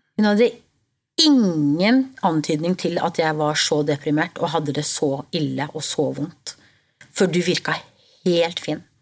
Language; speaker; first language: Norwegian; early bilingual, other home language; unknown